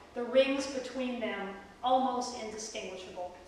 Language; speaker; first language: English; native; English